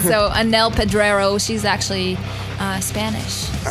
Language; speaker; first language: English; non-native, fluent; Hebrew